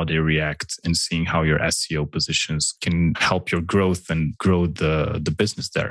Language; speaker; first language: English; non-native, fluent; Slovenian